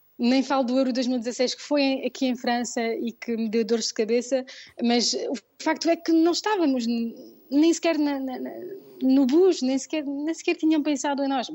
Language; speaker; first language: Portuguese; early bilingual, heritage; Portuguese